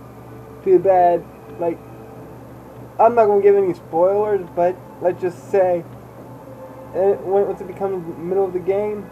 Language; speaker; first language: English; native; English